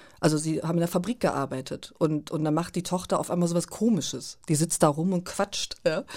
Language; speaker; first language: German; native; German